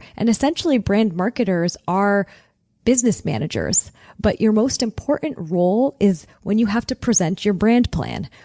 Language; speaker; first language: English; native; English